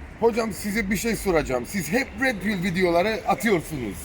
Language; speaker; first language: Turkish; native; Turkish